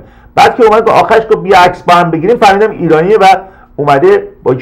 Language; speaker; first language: Persian; native; Persian